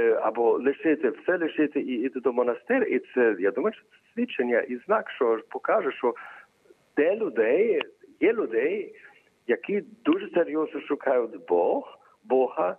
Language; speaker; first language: Ukrainian; early bilingual, heritage; Ukrainian